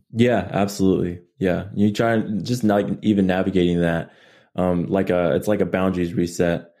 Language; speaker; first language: English; native; English